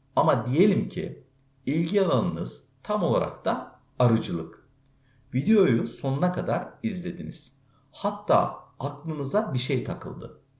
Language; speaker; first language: Turkish; native; Turkish